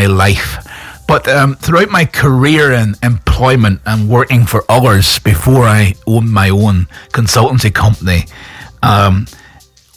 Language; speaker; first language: English; native; English